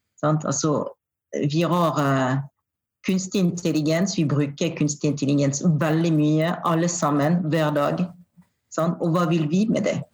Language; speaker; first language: Norwegian; non-native, fluent; French